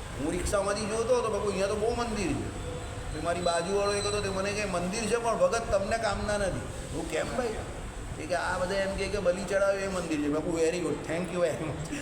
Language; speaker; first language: Gujarati; native; Gujarati